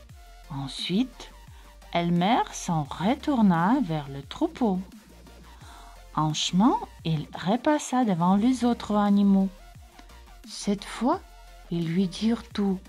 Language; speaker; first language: French; non-native, fluent; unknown